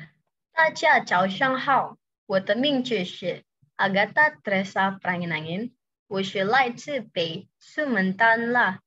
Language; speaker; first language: Chinese; non-native, learner; Indonesian